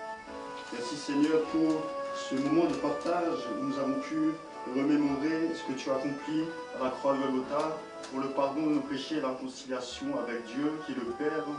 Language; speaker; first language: French; native; French